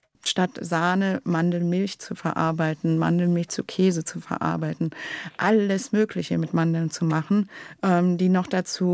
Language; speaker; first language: German; native; German